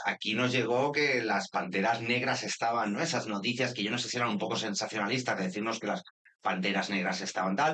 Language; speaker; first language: Spanish; native; Spanish